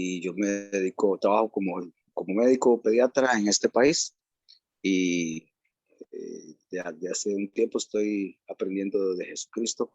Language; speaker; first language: Spanish; native; Spanish